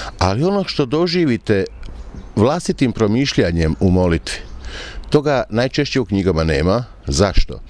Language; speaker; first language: Croatian; native; Croatian